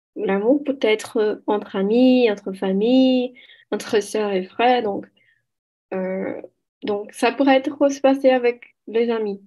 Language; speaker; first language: French; non-native, learner; Portuguese